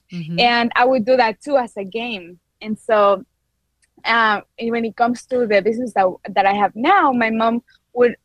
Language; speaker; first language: English; non-native, fluent; Spanish